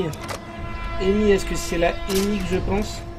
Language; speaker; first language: French; native; French